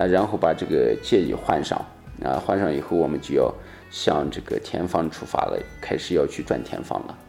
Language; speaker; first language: Chinese; native; Chinese